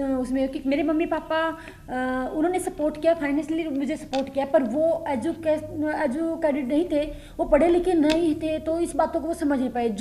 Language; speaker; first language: Hindi; native; Hindi